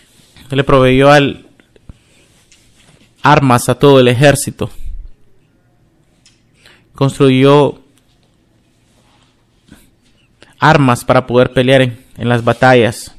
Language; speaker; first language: Spanish; non-native, fluent; English